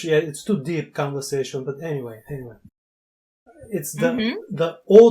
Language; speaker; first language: English; non-native, fluent; Bulgarian